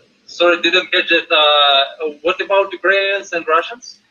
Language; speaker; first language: English; non-native, fluent; Russian